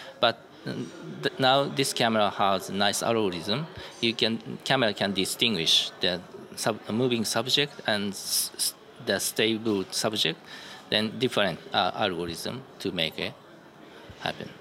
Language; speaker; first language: English; non-native, learner; Japanese